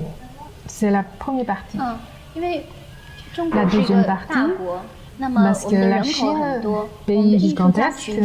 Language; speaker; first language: French; non-native, learner; Chinese